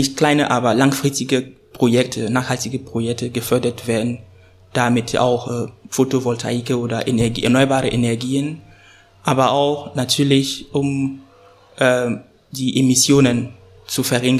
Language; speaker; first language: German; non-native, fluent; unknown